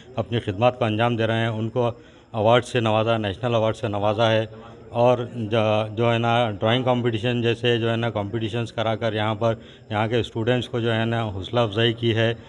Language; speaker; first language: Hindi; non-native, local second language; Urdu